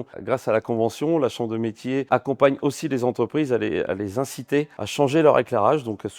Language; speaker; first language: French; native; French